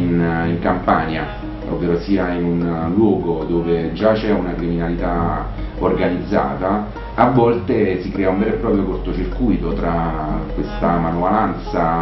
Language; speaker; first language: Italian; native; Italian